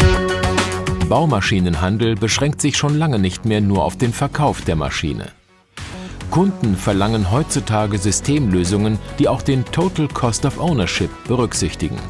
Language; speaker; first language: German; native; German